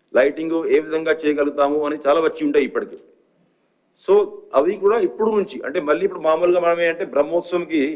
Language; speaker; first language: Telugu; non-native, fluent; Hindi